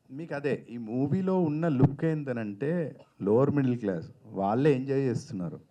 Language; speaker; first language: Telugu; native; Telugu